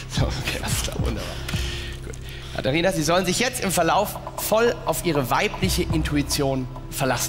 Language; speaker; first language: German; native; German